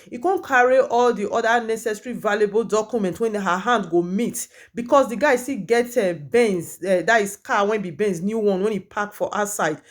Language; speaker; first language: Nigerian Pidgin; native; Nigerian Pidgin